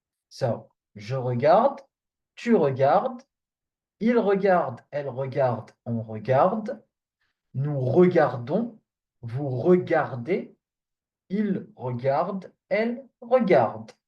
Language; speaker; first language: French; non-native, fluent; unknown